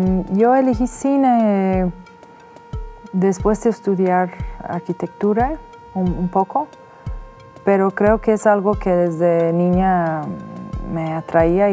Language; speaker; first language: Spanish; non-native, fluent; Persian